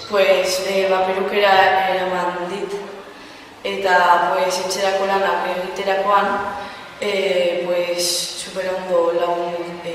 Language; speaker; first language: Basque; non-native, local second language; Spanish